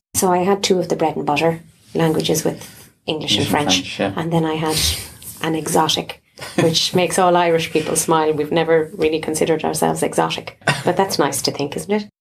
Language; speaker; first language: English; native; English